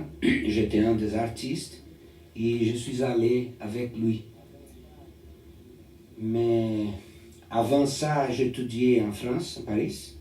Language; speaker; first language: French; non-native, learner; Portuguese